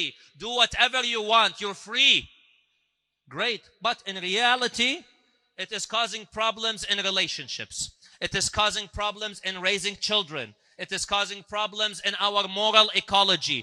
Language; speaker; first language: English; native; English